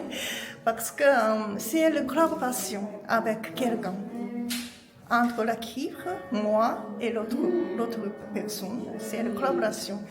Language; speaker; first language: French; non-native, learner; Japanese